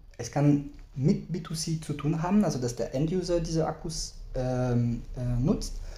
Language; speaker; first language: German; non-native, fluent; French